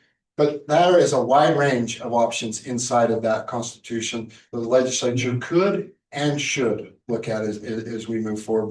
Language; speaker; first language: English; native; English